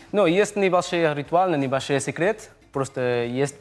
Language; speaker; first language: Russian; non-native, learner; Portuguese